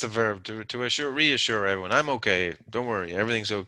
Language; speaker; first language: English; native; English